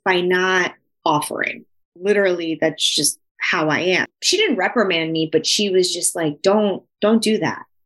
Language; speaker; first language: English; early bilingual, other home language; Spanish